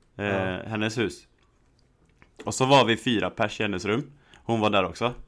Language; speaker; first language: Swedish; native; Swedish